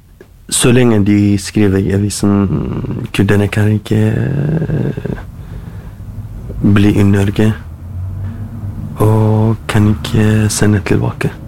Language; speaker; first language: Norwegian; non-native, learner; Kurdish